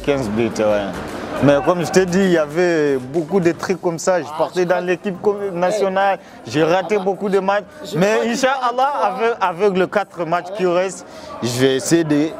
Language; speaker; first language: French; non-native, local second language; Rundi